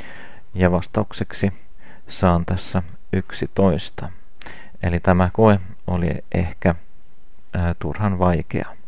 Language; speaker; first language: Finnish; non-native, local second language; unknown